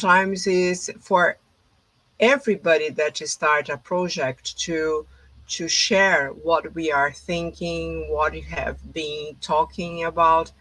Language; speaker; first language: English; non-native, fluent; Portuguese